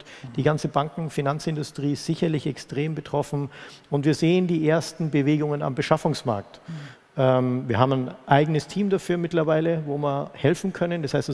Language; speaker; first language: German; native; German